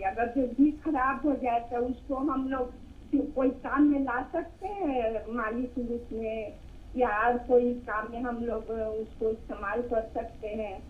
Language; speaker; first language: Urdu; non-native, local second language; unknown